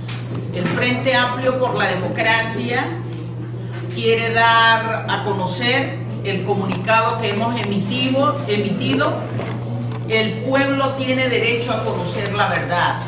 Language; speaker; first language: Spanish; native; Spanish